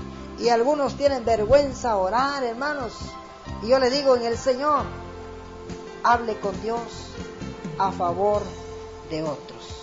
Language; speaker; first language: Spanish; native; Spanish